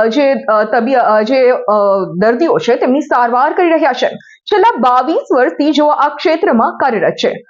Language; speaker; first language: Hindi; non-native, local second language; Gujarati